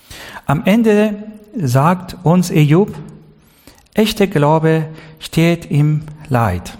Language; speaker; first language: German; non-native, learner; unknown